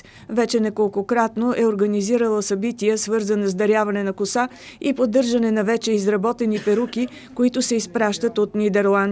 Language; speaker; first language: Bulgarian; native; Bulgarian